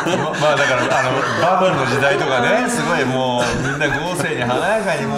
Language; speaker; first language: Japanese; native; Japanese